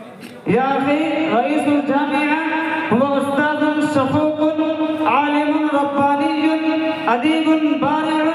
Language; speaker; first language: Arabic; non-native, learner; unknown